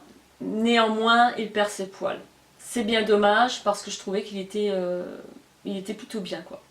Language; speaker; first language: French; native; French